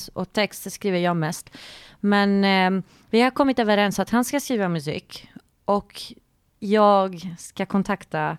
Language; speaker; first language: Swedish; non-native, fluent; Greek